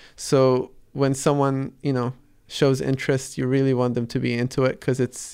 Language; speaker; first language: English; early bilingual, other home language; Arabic